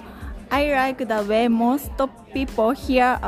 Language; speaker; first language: English; non-native, learner; Japanese